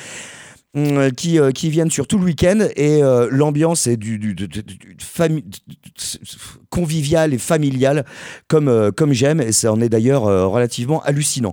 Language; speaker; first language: French; native; French